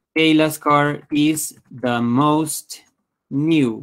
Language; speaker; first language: English; non-native, fluent; Spanish